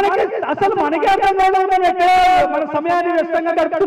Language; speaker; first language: Telugu; native; Telugu